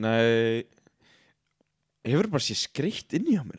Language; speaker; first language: Icelandic; native; Icelandic